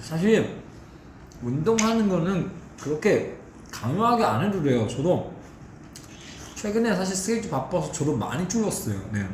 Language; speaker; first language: Korean; non-native, fluent; Chinese